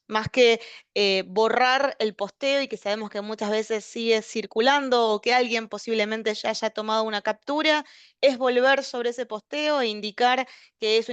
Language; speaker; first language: Spanish; native; Spanish